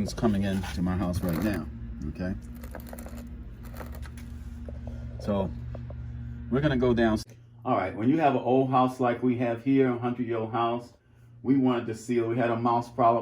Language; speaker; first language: English; native; English